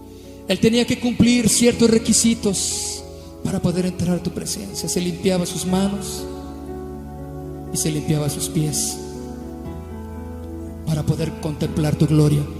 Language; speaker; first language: Spanish; native; Spanish